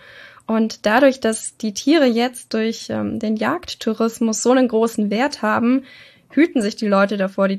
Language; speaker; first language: German; native; German